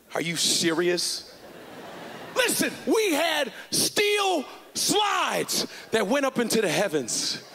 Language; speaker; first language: English; native; English